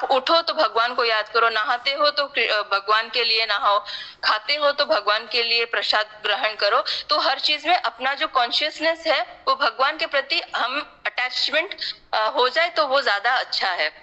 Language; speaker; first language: Hindi; native; Hindi